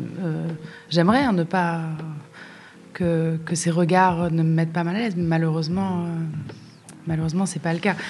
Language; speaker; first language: French; non-native, local second language; Arabic